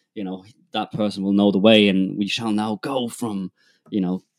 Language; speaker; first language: English; non-native, fluent; German